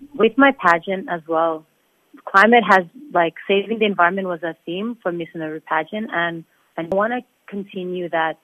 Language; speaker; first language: English; non-native, fluent; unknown